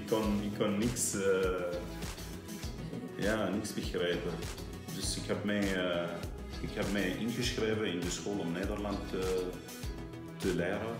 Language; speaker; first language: Dutch; non-native, learner; Arabic